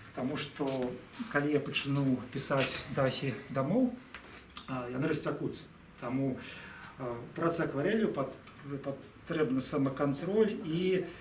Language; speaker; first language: Belarusian; non-native, local second language; Russian